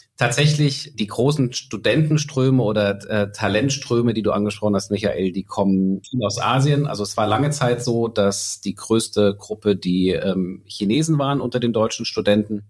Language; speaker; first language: German; native; German